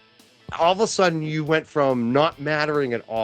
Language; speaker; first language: English; native; English